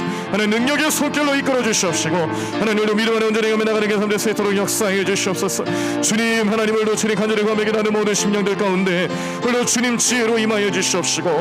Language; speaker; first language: Korean; native; Korean